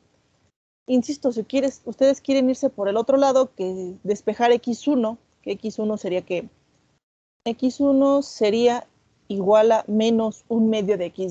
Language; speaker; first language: Spanish; native; Spanish